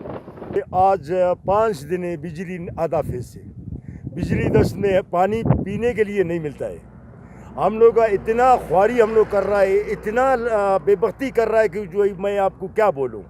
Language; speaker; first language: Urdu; non-native, local second language; Baluchi